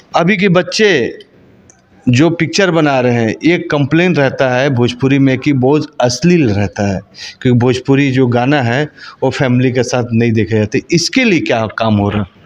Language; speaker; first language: Hindi; native; Hindi